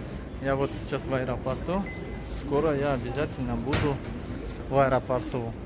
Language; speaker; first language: Russian; non-native, learner; Tajik